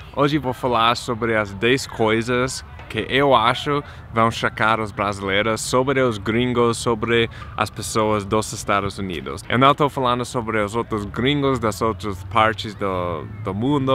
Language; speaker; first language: Portuguese; non-native, fluent; English